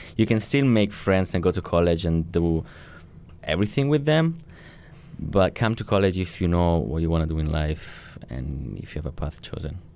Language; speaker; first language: English; non-native, fluent; Italian